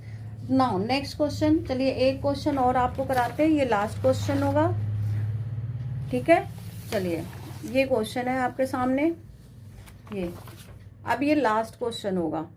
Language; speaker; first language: Hindi; native; Hindi